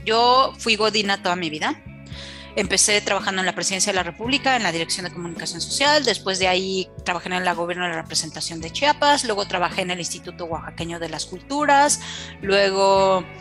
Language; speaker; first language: Spanish; native; Spanish